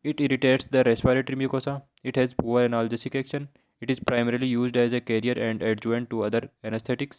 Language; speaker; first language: English; non-native, local second language; Hindi